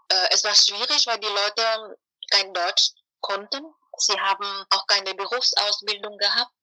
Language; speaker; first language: German; non-native, fluent; Vietnamese